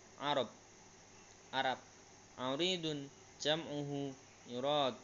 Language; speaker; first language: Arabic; non-native, learner; Indonesian